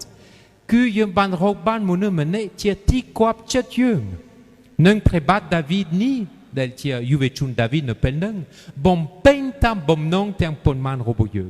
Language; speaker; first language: Khmer; non-native, fluent; French